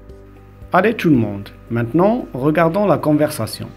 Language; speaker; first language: French; non-native, local second language; Arabic